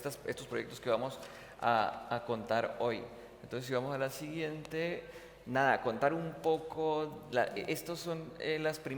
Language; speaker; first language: Spanish; native; Spanish